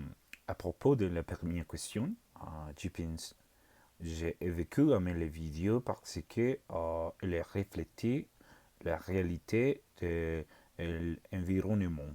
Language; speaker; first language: French; non-native, learner; Spanish